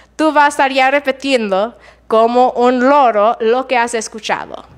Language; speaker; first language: Spanish; non-native, fluent; English